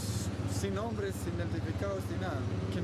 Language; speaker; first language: Spanish; native; Spanish